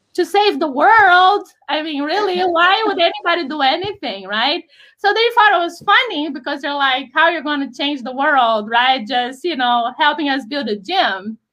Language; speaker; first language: English; non-native, fluent; Portuguese